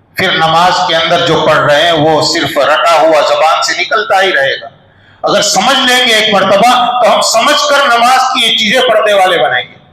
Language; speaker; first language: Urdu; non-native, local second language; Gujarati